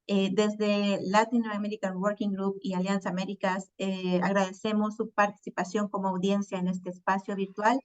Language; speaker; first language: Spanish; native; Spanish